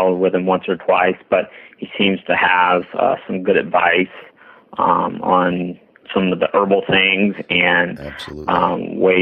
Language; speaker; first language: English; native; English